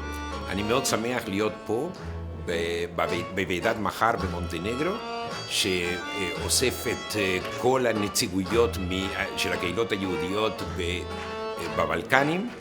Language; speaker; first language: Hebrew; non-native, fluent; English